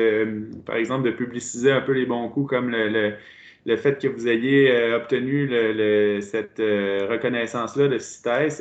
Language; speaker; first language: French; native; French